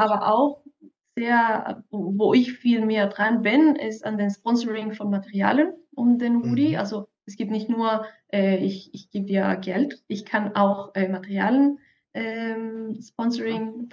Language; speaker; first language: German; non-native, fluent; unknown